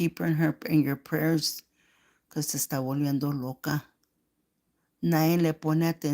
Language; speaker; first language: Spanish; early bilingual, heritage; Spanish